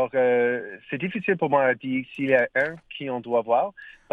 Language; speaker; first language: French; non-native, learner; English